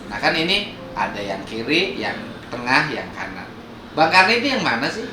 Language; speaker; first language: Indonesian; non-native, local second language; Sundanese